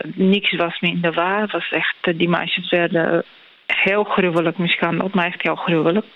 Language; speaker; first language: Dutch; non-native, fluent; Bulgarian